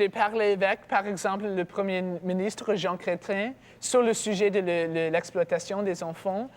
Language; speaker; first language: French; non-native, learner; English